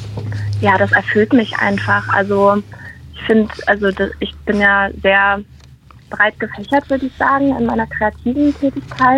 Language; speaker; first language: German; native; German